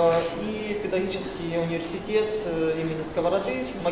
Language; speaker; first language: Russian; native; Russian